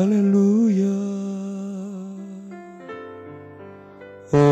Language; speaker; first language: Korean; native; Korean